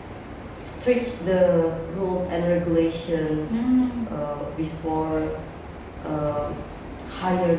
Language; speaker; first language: English; non-native, learner; Indonesian